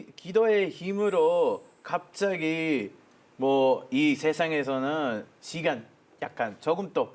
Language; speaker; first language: Korean; non-native, fluent; Hebrew